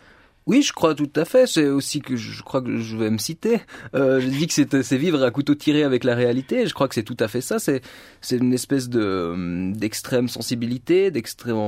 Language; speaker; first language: French; native; French